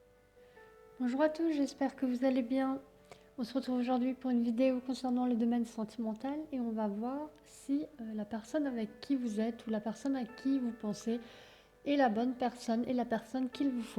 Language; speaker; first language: French; native; French